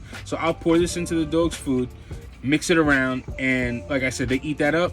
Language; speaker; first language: English; native; English